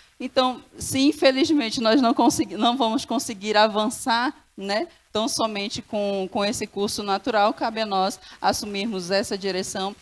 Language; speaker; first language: Portuguese; non-native, local second language; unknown